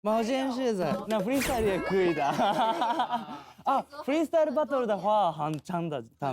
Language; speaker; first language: Chinese; non-native, fluent; Thai